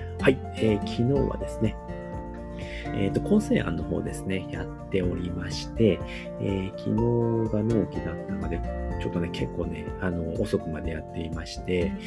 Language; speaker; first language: Japanese; native; Japanese